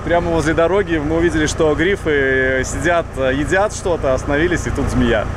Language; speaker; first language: Russian; native; Russian